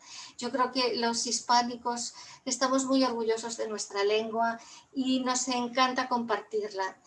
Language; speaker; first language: Spanish; native; Spanish